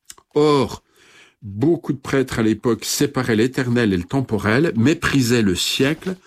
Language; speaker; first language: French; native; French